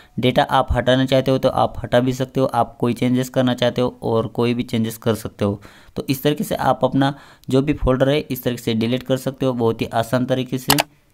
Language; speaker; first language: Hindi; non-native, local second language; Marathi